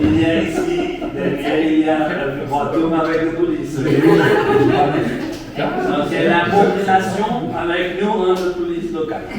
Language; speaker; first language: French; non-native, learner; Portuguese